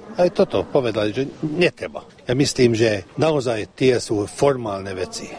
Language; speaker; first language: Slovak; early bilingual, heritage; Slovak